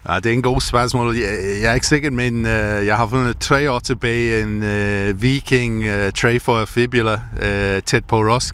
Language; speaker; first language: Danish; non-native, fluent; English